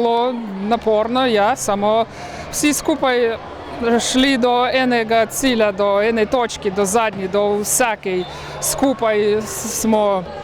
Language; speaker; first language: Slovenian; non-native, learner; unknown